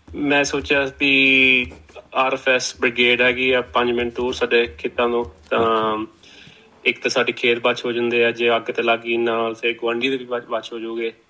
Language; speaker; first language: Punjabi; early bilingual, heritage; Punjabi